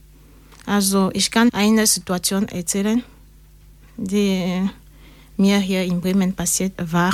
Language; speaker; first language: German; non-native, learner; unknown